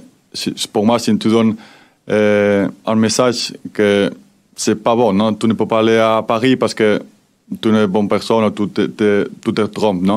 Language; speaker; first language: French; non-native, fluent; Spanish